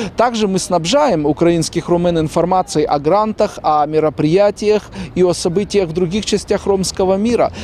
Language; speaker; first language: Russian; native; Russian